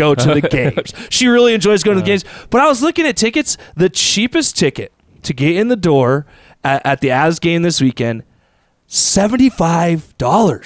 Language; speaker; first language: English; native; English